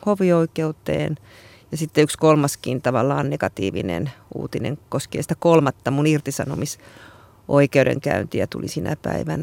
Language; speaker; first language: Finnish; native; Finnish